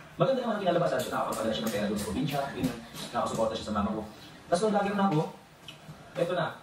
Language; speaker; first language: Filipino; native; Filipino